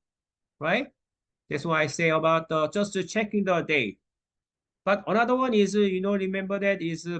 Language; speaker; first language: English; non-native, learner; Korean